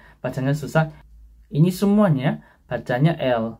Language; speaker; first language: Indonesian; non-native, fluent; Korean